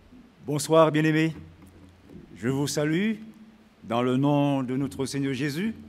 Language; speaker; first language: French; native; French